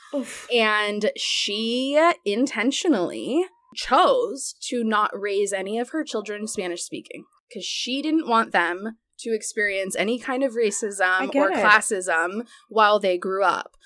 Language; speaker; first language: English; early bilingual, other home language; Spanish